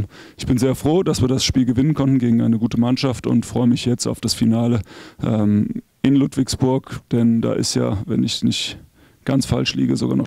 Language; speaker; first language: German; native; German